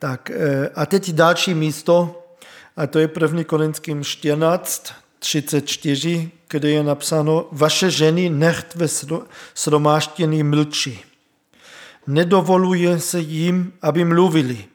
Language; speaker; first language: Czech; non-native, fluent; German